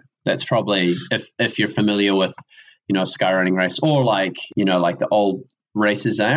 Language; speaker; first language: English; native; English